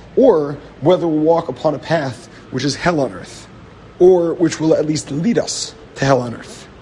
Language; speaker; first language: English; native; English